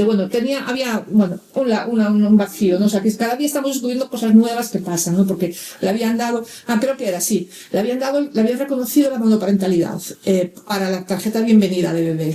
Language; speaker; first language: Spanish; native; Spanish